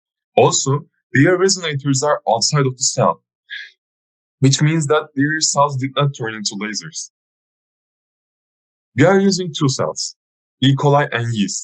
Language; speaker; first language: English; non-native, fluent; Turkish